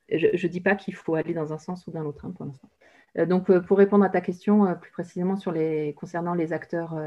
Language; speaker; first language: French; native; French